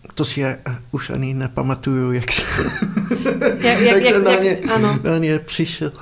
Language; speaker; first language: Czech; non-native, fluent; Dutch